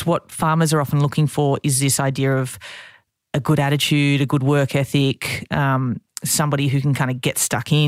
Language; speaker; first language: English; native; English